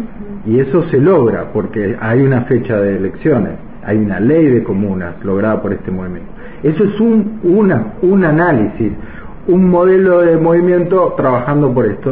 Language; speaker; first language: Spanish; native; Spanish